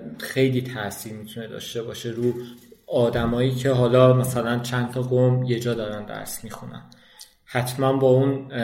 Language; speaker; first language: Persian; non-native, local second language; Azerbaijani